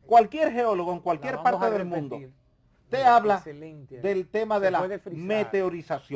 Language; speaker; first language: Spanish; native; Spanish